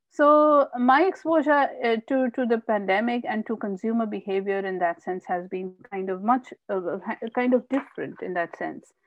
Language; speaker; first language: English; non-native, local second language; Hindi